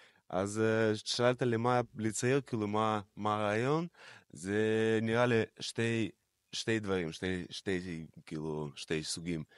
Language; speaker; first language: Hebrew; non-native, fluent; Russian